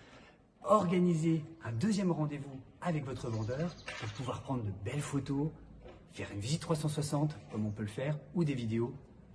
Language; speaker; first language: French; native; French